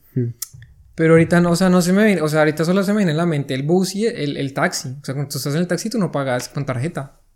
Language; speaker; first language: Spanish; native; Spanish